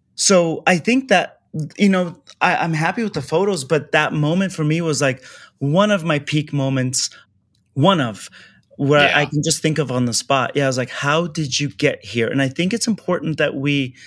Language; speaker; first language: English; early bilingual, other home language; Persian